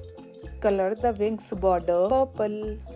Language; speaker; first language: English; non-native, local second language; Hindi